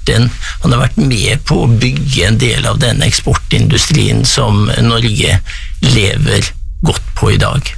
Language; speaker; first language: Norwegian; native; Norwegian